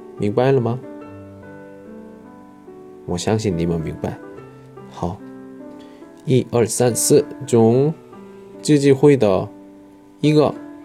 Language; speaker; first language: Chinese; non-native, learner; Korean